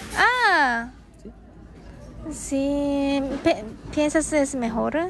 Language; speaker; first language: Spanish; non-native, learner; Japanese